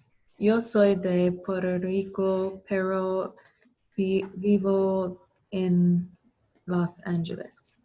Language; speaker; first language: Spanish; non-native, learner; English